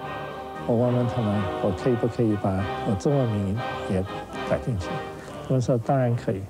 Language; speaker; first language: Chinese; non-native, local second language; Wu Chinese